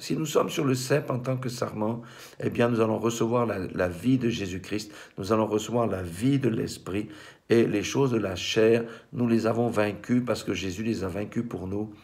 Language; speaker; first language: French; native; French